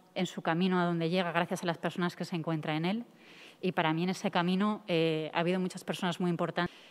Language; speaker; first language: Spanish; native; Spanish